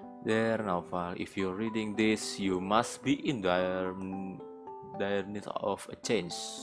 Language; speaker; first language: English; non-native, learner; Indonesian